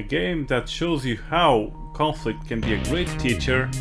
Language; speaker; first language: English; non-native, fluent; Portuguese